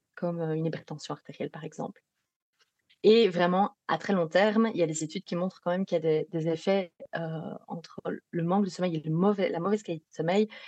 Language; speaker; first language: French; native; French